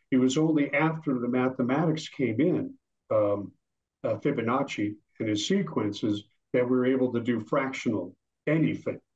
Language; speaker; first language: English; native; English